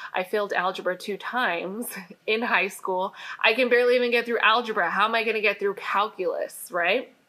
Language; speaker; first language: English; native; English